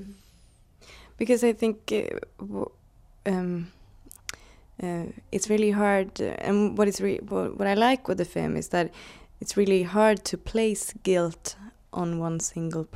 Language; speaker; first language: English; non-native, fluent; Swedish